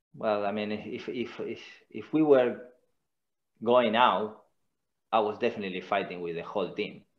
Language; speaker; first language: English; non-native, fluent; Spanish